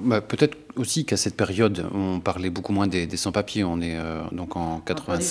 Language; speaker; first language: French; native; French